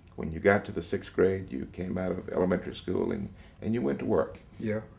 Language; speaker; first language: English; native; English